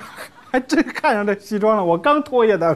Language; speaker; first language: Chinese; native; Chinese